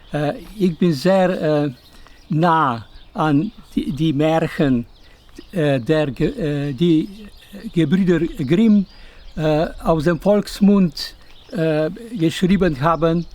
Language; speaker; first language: German; non-native, fluent; Slovenian